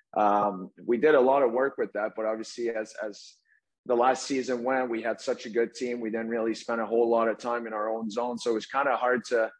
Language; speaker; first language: English; native; English